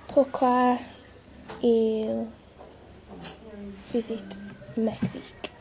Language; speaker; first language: French; non-native, learner; English